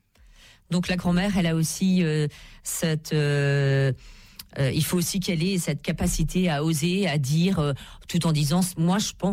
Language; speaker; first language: French; native; French